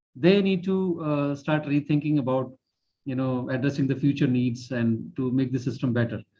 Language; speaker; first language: English; non-native, local second language; Hindi